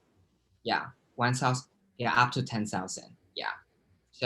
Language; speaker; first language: English; non-native, fluent; Chinese